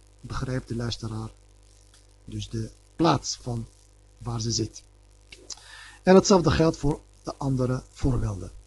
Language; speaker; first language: Dutch; early bilingual, other home language; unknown